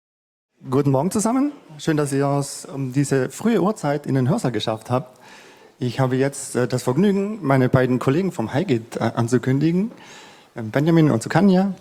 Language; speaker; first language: German; native; German